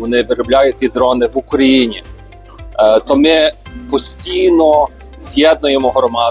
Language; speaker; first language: Ukrainian; early bilingual, heritage; Ukrainian